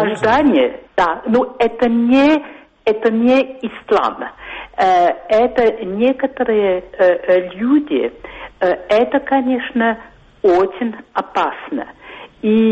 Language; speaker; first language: Russian; non-native, fluent; French